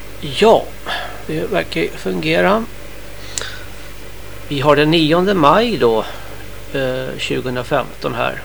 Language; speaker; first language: Swedish; native; Swedish